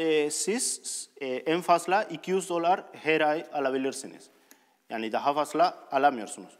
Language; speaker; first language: Turkish; non-native, learner; Spanish